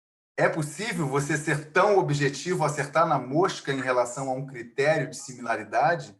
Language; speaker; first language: Portuguese; native; Portuguese